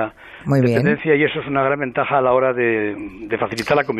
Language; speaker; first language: Spanish; native; Spanish